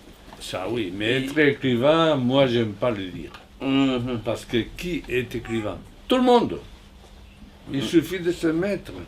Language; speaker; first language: French; non-native, fluent; Spanish